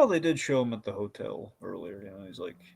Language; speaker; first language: English; native; English